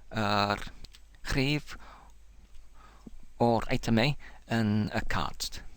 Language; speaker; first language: Welsh; non-native, learner; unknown